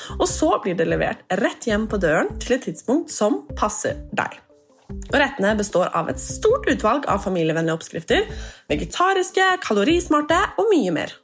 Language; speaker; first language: Norwegian; native; Norwegian